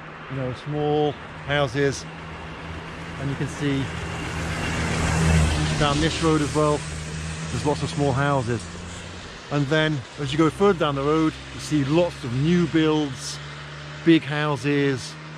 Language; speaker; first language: English; native; English